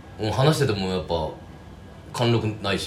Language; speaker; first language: Japanese; native; Japanese